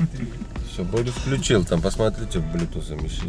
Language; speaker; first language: Russian; non-native, local second language; Kyrgyz